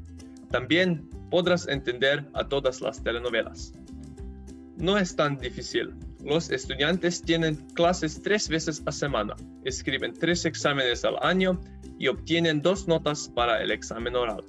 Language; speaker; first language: Spanish; non-native, learner; Slovenian